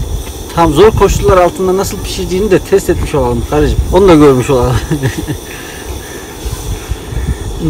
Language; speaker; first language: Turkish; native; Turkish